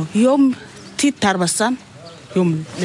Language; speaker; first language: Swedish; non-native, learner; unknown